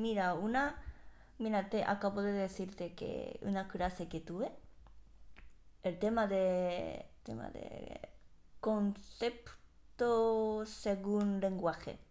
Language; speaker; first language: Spanish; non-native, fluent; Japanese